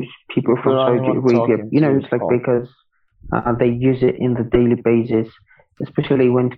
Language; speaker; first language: English; non-native, fluent; Arabic